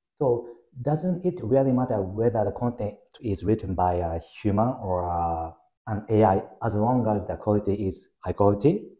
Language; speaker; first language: English; non-native, fluent; Japanese